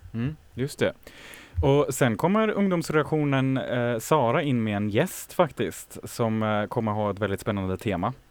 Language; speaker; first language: Swedish; non-native, fluent; German